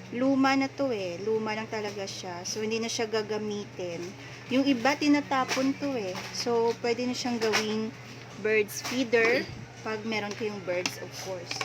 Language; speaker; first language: Filipino; non-native, local second language; Hiligaynon